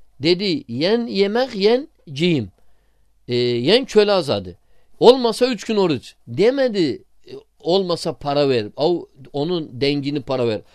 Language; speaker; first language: Turkish; non-native, fluent; Arabic